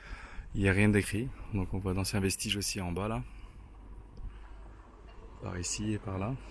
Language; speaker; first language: French; native; French